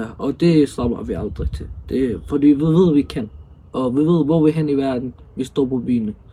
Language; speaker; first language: Danish; early bilingual, other home language; Arabic